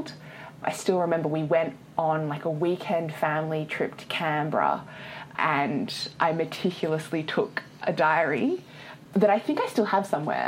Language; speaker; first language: English; native; English